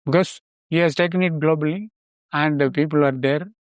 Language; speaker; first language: English; non-native, local second language; Tamil